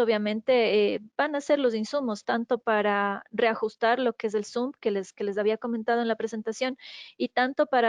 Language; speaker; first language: Spanish; native; Spanish